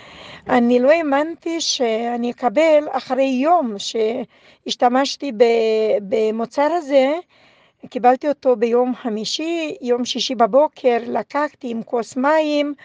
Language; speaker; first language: Hebrew; non-native, fluent; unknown